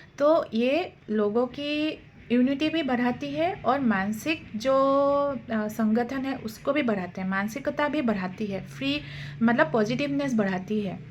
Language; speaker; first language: Hindi; non-native, local second language; Assamese